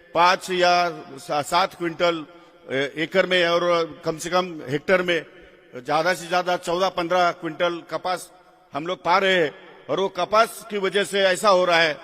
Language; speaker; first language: Hindi; non-native, local second language; Marathi